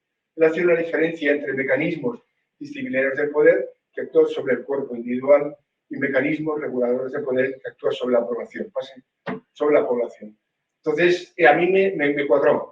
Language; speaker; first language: Spanish; native; Spanish